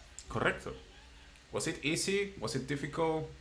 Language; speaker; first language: English; non-native, fluent; Spanish